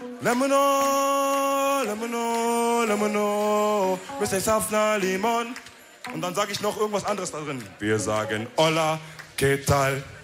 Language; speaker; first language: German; early bilingual, other home language; Wolof